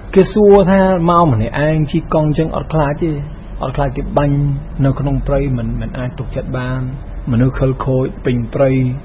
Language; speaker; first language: Khmer; non-native, fluent; Spanish